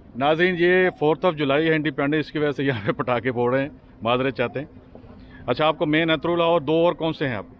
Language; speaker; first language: Urdu; native; Urdu